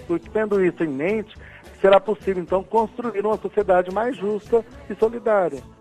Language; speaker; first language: Portuguese; native; Portuguese